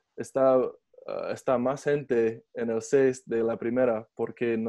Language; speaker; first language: Spanish; non-native, learner; English